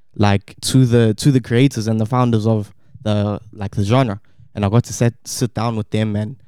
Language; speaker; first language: English; native; English